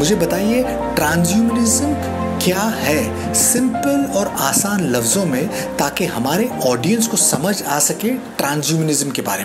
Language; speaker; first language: Hindi; native; Hindi